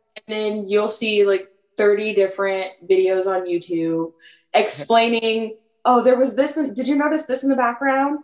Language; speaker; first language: English; early bilingual, other home language; French